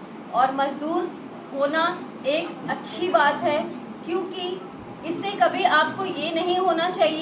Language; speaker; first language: Hindi; native; Hindi